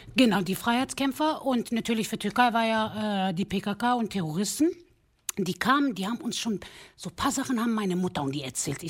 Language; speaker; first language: German; early bilingual, other home language; Kurdish